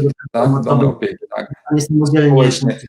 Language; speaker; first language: Polish; non-native, learner; Belarusian